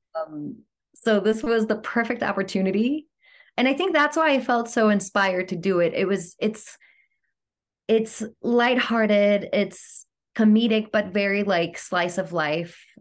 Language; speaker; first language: English; non-native, fluent; Greek